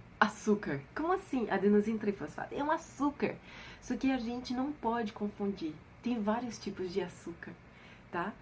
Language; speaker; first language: Portuguese; non-native, fluent; French